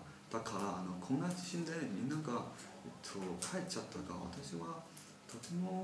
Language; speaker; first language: Japanese; non-native, learner; Chinese